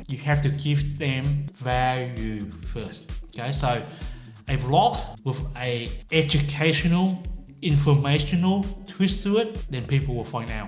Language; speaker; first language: English; non-native, fluent; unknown